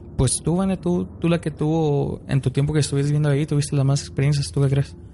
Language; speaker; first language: Spanish; early bilingual, heritage; Spanish